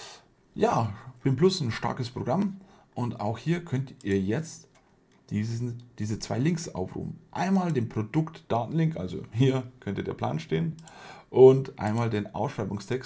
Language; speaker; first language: German; native; German